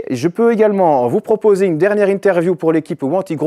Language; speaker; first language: French; native; French